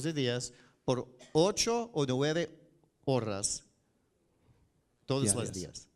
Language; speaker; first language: Spanish; non-native, learner; English